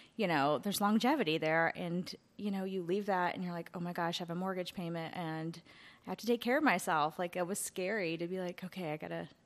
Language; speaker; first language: English; native; English